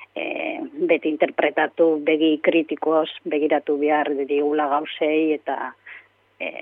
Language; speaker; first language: Basque; non-native, local second language; Spanish